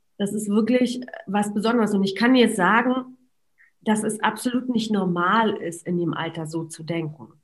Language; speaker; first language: German; early bilingual, other home language; Polish